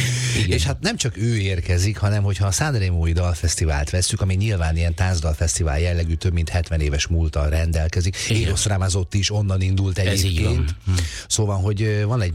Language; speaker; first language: Hungarian; native; Hungarian